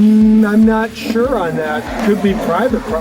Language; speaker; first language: English; native; English